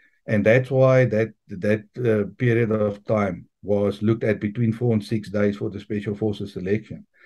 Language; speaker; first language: English; non-native, local second language; Afrikaans